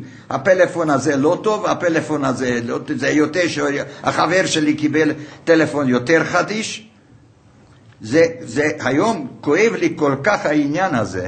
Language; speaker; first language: Hebrew; non-native, fluent; Hungarian